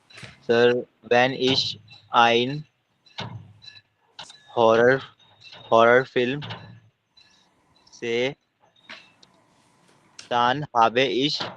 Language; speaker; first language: German; non-native, learner; Hindi